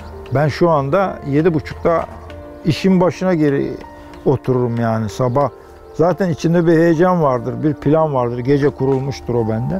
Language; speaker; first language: Turkish; native; Turkish